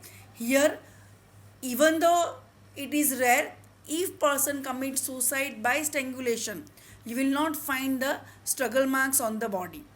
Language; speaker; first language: English; non-native, local second language; Gujarati